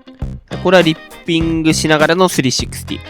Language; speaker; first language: Japanese; native; Japanese